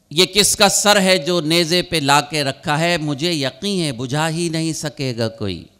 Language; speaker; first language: Urdu; native; Urdu